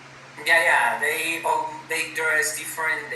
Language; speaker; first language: English; non-native, fluent; Spanish